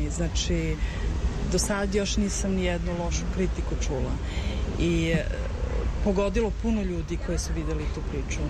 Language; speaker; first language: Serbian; early bilingual, heritage; Serbian